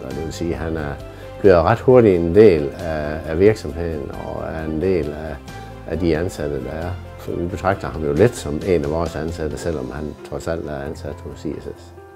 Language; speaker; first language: Danish; native; Danish